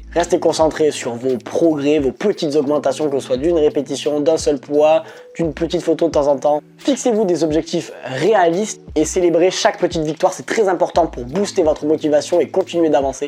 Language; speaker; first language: French; native; French